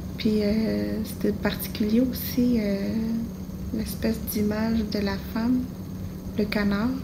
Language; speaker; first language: French; native; French